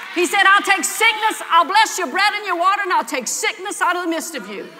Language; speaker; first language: English; native; English